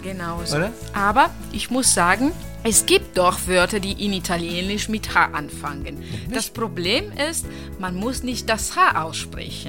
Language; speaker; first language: German; non-native, fluent; Italian